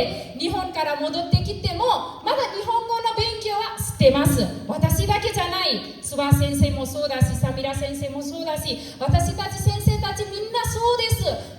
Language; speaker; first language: Japanese; non-native, fluent; Nepali